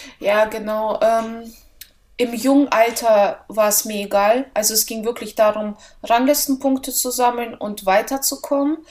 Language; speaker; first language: German; early bilingual, other home language; Russian